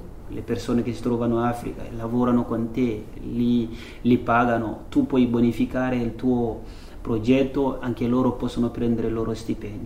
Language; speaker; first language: Italian; non-native, fluent; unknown